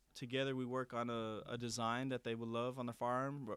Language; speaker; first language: English; native; English